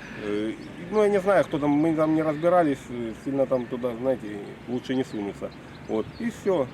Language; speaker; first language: Russian; native; Russian